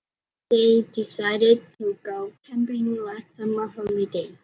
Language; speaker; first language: English; non-native, learner; Vietnamese